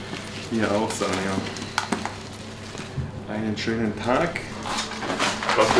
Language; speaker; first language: German; native; German